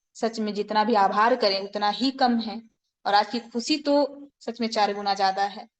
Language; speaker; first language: Hindi; native; Hindi